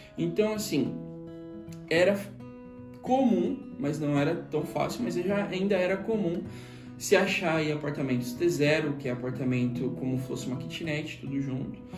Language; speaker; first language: Portuguese; native; Portuguese